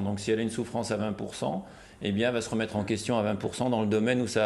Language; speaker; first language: French; native; French